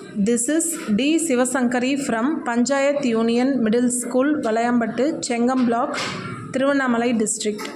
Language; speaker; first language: English; non-native, local second language; Tamil